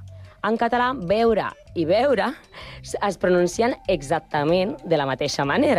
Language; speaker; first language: Catalan; non-native, learner; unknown